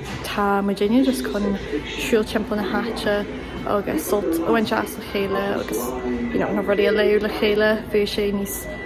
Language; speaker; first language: Irish; non-native, learner; English